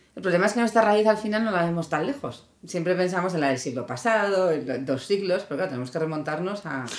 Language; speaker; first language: Spanish; native; Spanish